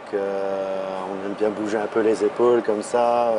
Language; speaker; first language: French; early bilingual, other home language; Arabic